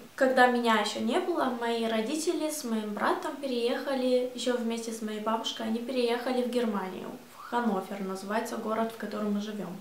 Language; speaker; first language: Russian; early bilingual, heritage; Russian